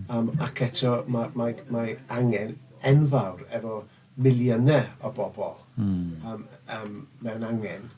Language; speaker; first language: Welsh; non-native, local second language; English